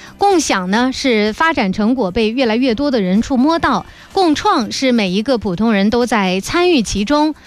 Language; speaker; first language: Chinese; native; Chinese